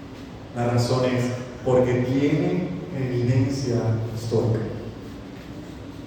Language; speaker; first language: Spanish; native; Spanish